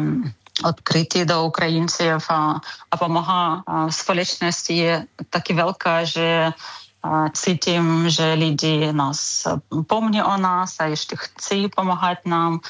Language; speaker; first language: Czech; non-native, learner; Ukrainian